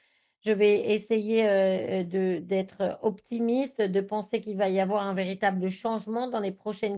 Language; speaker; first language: French; native; French